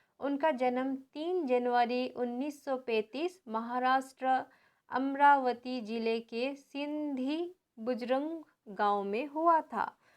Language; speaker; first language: Hindi; non-native, local second language; Nepali